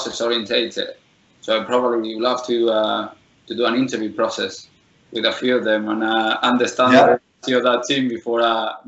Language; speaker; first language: English; non-native, fluent; Spanish